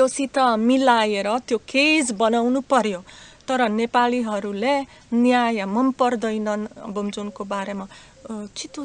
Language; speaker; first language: Nepali; non-native, learner; Slovak